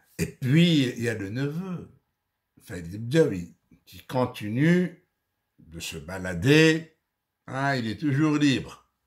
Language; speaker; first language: French; non-native, local second language; Arabic